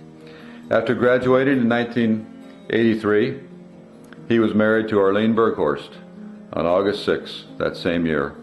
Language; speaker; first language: English; native; English